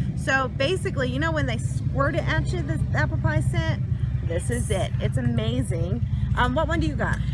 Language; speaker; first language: English; native; English